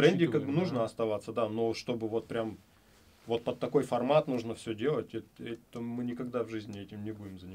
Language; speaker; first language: Russian; native; Russian